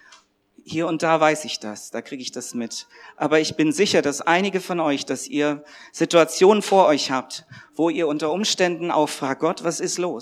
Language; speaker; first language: German; native; German